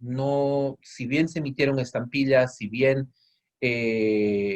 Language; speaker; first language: Spanish; native; Spanish